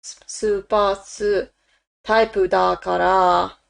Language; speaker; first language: Japanese; non-native, learner; English